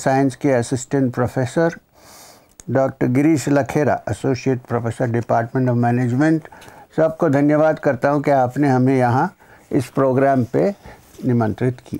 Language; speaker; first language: Hindi; non-native, local second language; Malayalam